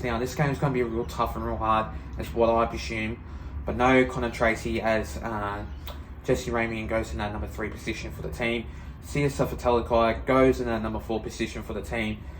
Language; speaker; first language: English; native; English